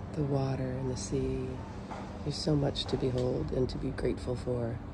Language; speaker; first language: English; native; English